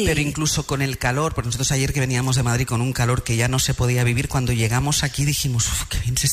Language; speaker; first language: Spanish; native; Spanish